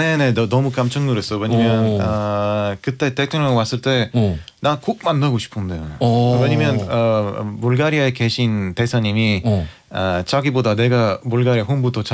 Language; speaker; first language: Korean; non-native, fluent; Bulgarian